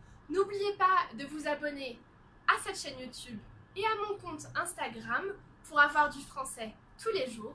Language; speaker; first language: French; native; French